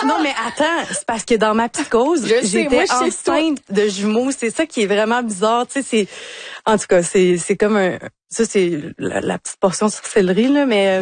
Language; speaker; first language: French; native; French